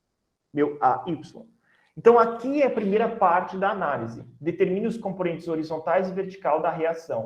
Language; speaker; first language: Portuguese; native; Portuguese